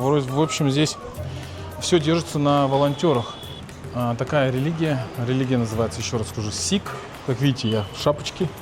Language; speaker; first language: Russian; native; Russian